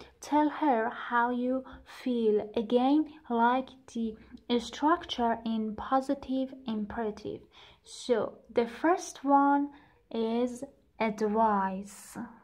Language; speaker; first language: English; non-native, fluent; Persian